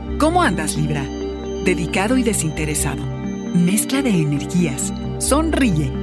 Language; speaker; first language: Spanish; native; Spanish